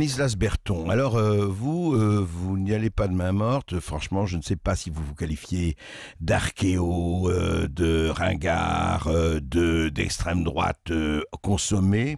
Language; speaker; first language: French; native; French